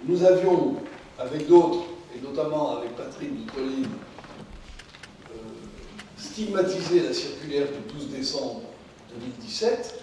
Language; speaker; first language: French; native; French